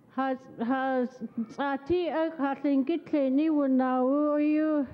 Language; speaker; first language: English; native; English